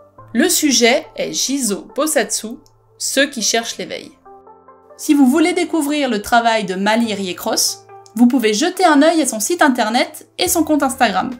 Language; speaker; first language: French; native; French